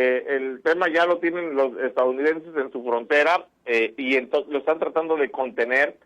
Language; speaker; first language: Spanish; native; Spanish